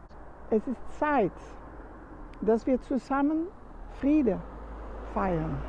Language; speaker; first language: German; non-native, learner; Dutch